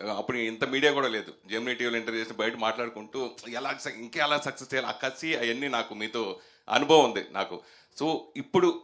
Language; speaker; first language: Telugu; native; Telugu